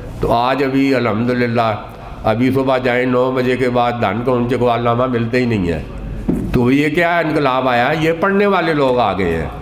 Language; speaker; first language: Urdu; non-native, local second language; Punjabi